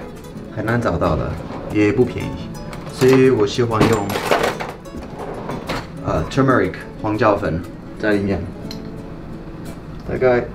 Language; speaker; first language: Chinese; non-native, fluent; French